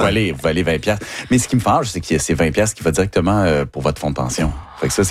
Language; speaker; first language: French; native; French